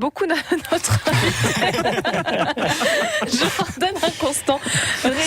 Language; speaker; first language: French; native; French